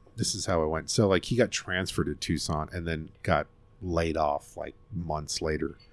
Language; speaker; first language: English; early bilingual, other home language; Hindi